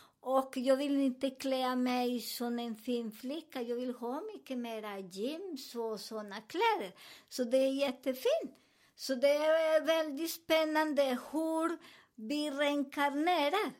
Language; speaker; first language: Swedish; non-native, learner; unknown